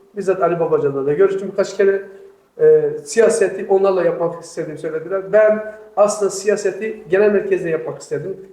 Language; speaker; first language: Turkish; native; Turkish